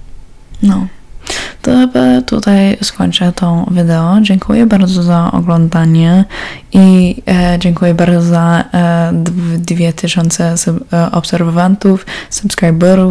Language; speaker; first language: Polish; early bilingual, heritage; Polish